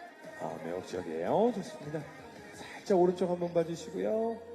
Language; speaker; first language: Korean; native; Korean